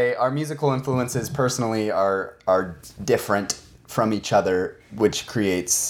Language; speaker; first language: English; native; English